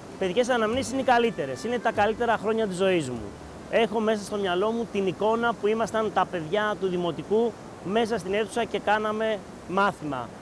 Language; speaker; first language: Greek; native; Greek